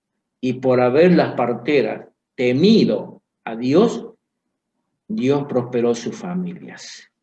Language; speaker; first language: Spanish; native; Spanish